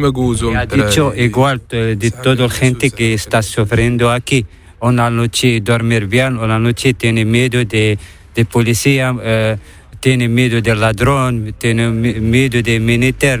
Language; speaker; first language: Spanish; non-native, learner; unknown